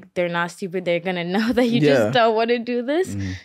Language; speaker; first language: English; early bilingual, other home language; Akan